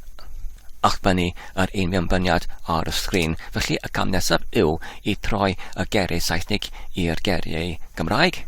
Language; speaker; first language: Welsh; non-native, learner; English